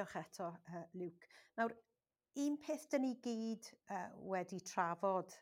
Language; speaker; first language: Welsh; non-native, local second language; English